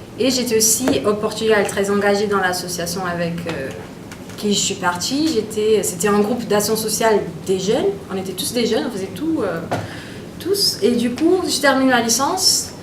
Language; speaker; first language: French; non-native, fluent; Portuguese